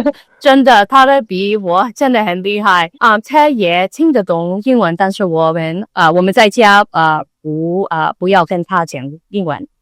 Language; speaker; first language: Chinese; non-native, learner; Cantonese